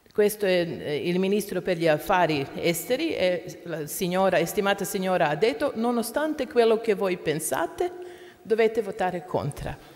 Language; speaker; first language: Italian; non-native, learner; Croatian